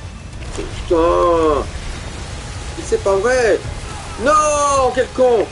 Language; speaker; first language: French; native; French